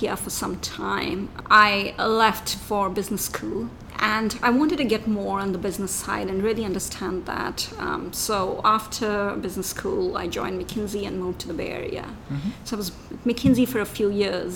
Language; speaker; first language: English; non-native, local second language; Hindi